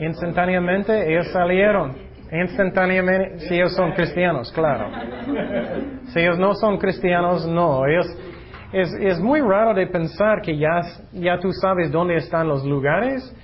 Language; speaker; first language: Spanish; non-native, fluent; English